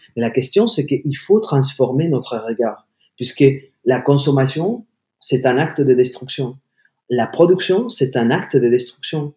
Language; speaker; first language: French; non-native, fluent; Spanish